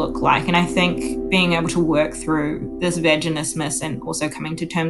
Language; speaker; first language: English; native; English